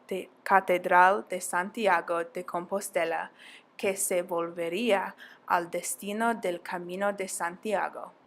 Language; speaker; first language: Spanish; non-native, learner; English